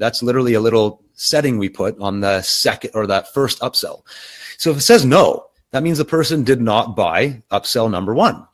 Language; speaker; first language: English; native; English